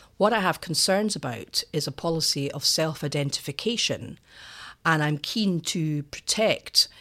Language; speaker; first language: English; native; English